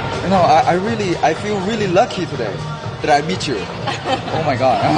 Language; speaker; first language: English; non-native, learner; Korean